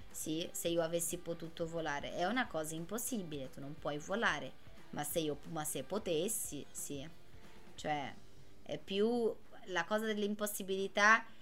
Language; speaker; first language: Italian; non-native, fluent; Portuguese